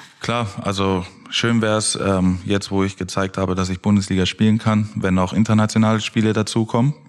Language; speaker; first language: German; native; German